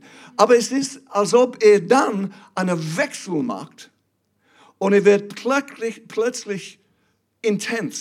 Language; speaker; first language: German; non-native, fluent; English